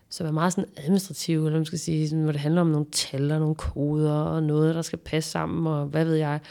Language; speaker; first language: Danish; native; Danish